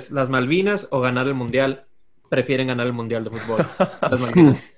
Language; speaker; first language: Spanish; native; Spanish